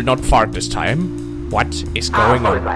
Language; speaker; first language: English; non-native, fluent; German